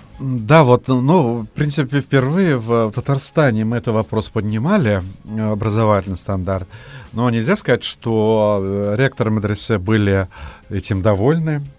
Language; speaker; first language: Russian; non-native, local second language; Tatar